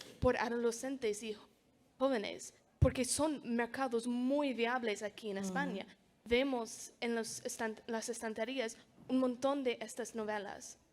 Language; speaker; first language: Spanish; non-native, fluent; English